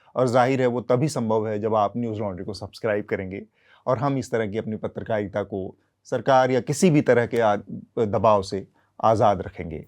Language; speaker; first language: Hindi; native; Hindi